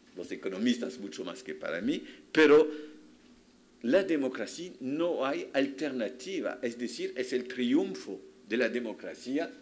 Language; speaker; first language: Spanish; non-native, fluent; French